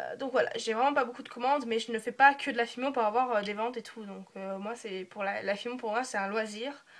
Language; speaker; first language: French; early bilingual, other home language; English